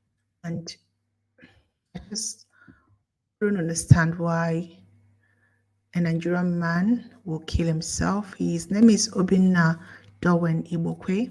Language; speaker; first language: English; non-native, local second language; Igbo